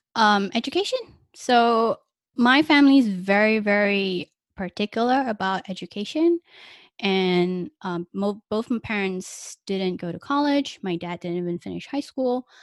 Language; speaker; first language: English; non-native, local second language; Chinese